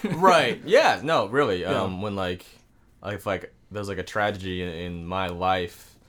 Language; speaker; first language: English; native; English